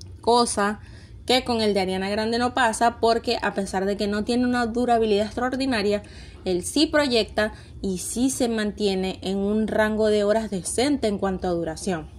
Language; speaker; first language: Spanish; native; Spanish